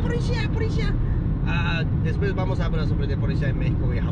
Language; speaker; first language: Spanish; non-native, learner; Japanese